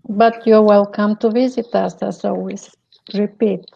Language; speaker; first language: English; non-native, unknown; Bulgarian